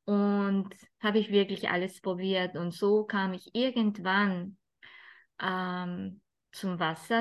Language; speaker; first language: German; non-native, fluent; Japanese